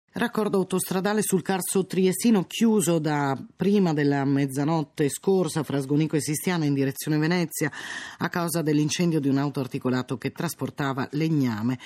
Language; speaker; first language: Italian; native; Italian